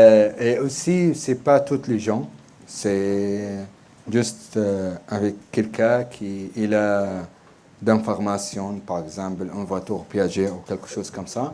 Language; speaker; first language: French; non-native, learner; Arabic